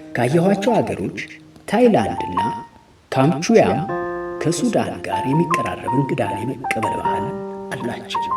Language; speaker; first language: Amharic; native; Amharic